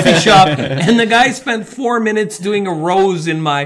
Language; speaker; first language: English; native; English